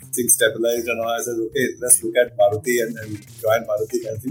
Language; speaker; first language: English; non-native, local second language; Punjabi